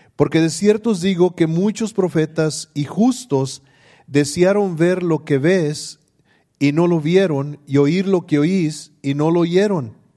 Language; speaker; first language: Spanish; early bilingual, heritage; English